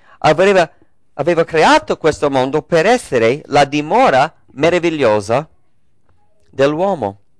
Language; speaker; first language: Italian; non-native, fluent; English